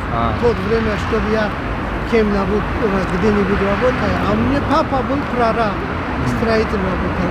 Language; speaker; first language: Russian; non-native, local second language; Tajik